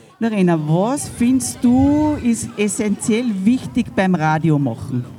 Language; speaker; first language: German; native; German